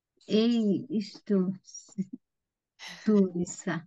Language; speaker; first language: Finnish; non-native, learner; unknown